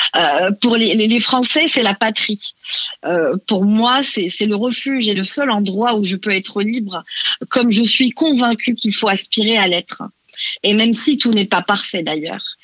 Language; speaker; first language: French; non-native, local second language; Arabic